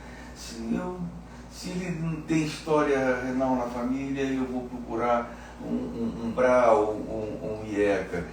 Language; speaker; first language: Portuguese; native; Portuguese